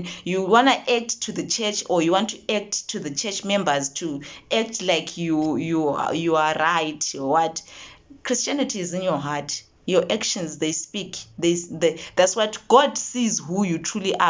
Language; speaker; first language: English; non-native, local second language; Zulu